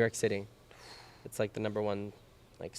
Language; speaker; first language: English; native; English